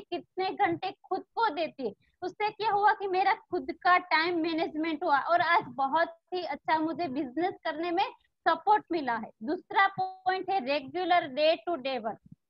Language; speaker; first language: Hindi; non-native, local second language; Gujarati